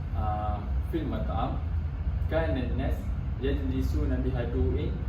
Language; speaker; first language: Arabic; non-native, learner; Malay